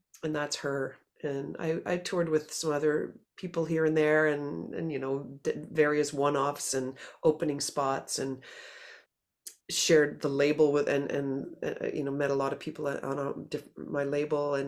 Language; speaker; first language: English; native; English